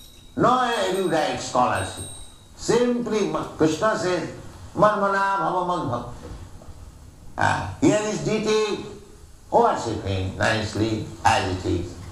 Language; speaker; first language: English; non-native, local second language; Bangla